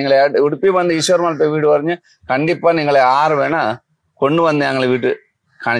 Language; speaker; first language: Malayalam; non-native, learner; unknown